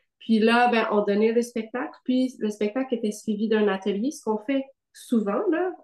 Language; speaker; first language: French; native; French